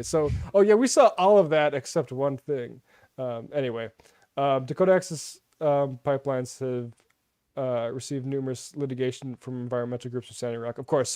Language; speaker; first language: English; native; English